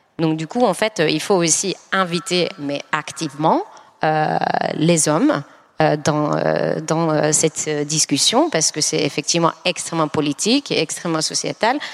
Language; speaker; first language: French; non-native, fluent; Finnish